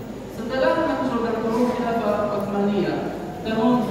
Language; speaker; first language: Indonesian; non-native, learner; Arabic